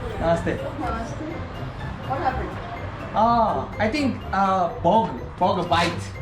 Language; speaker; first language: English; non-native, learner; Korean